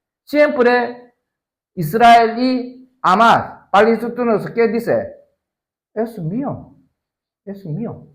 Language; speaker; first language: Spanish; non-native, learner; Korean